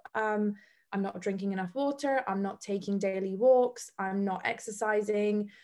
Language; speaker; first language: English; non-native, fluent; Bosnian